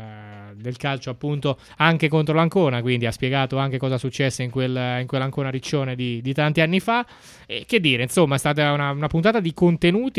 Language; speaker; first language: Italian; native; Italian